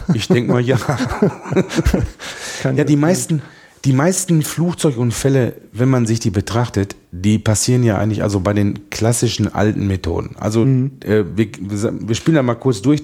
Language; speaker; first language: German; native; German